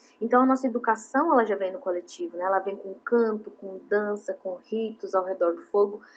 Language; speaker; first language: Portuguese; non-native, local second language; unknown